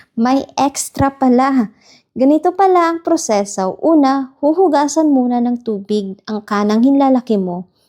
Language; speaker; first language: Filipino; native; Filipino